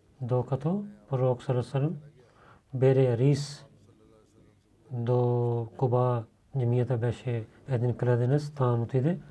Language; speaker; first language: Bulgarian; non-native, learner; Urdu